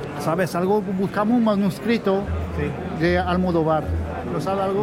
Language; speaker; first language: Spanish; non-native, learner; French